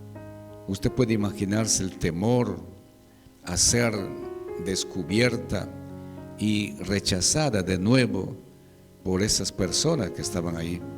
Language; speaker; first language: Spanish; native; Spanish